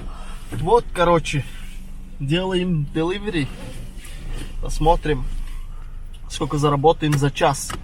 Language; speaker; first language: Russian; non-native, fluent; Turkmen